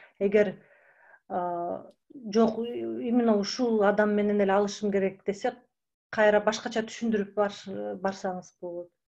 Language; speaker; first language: Kyrgyz; native; Kyrgyz